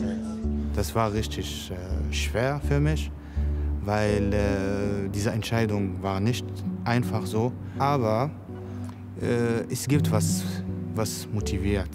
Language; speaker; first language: German; non-native, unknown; Arabic